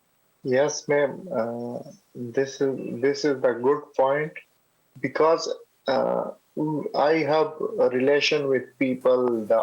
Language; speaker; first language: English; non-native, learner; Pashto